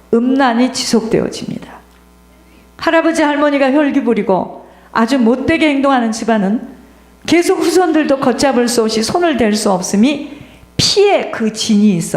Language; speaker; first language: Korean; native; Korean